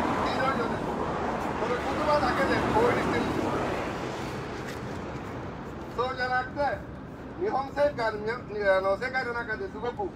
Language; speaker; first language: Japanese; non-native, fluent; Rohingya